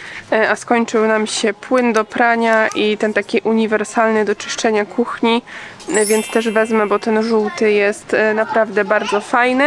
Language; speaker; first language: Polish; native; Polish